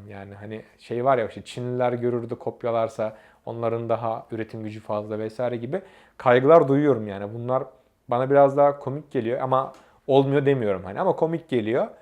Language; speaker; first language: Turkish; native; Turkish